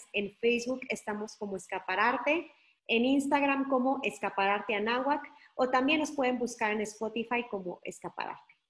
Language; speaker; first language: Spanish; native; Spanish